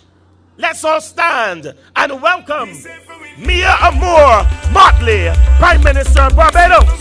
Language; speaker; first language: English; native; English